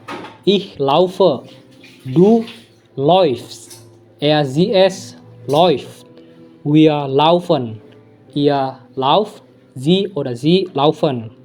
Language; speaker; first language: German; non-native, fluent; Indonesian